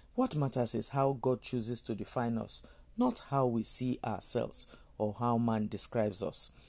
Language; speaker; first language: English; non-native, local second language; Yoruba